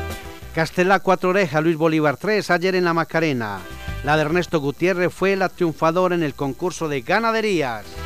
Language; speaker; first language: Spanish; native; Spanish